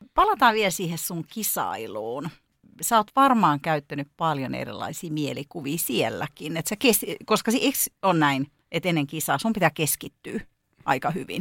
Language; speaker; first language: Finnish; native; Finnish